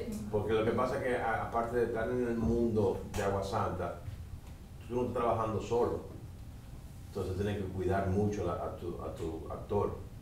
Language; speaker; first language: Spanish; native; Spanish